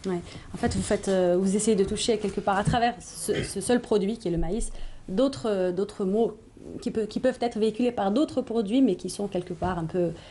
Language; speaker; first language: French; native; French